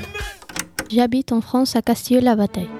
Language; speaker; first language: French; non-native, learner; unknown